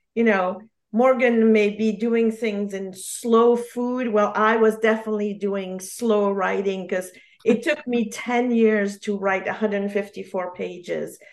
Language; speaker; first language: English; non-native, fluent; French